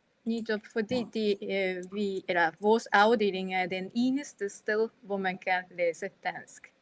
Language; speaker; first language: Danish; non-native, fluent; Japanese